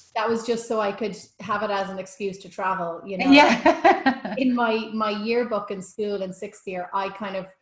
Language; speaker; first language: English; native; English